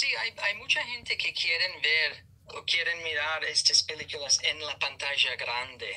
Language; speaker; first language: Spanish; non-native, fluent; English